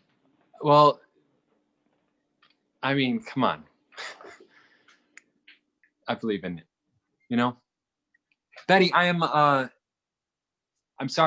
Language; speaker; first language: English; native; English